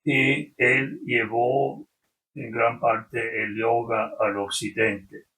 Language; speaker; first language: Spanish; non-native, fluent; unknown